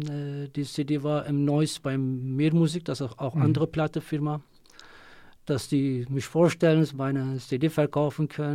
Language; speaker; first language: German; non-native, learner; Kurdish